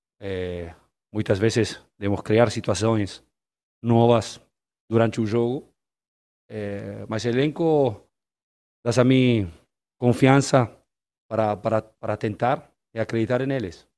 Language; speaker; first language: Portuguese; non-native, fluent; Spanish